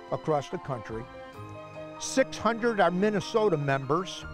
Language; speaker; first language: English; native; English